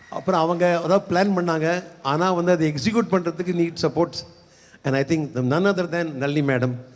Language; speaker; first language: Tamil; native; Tamil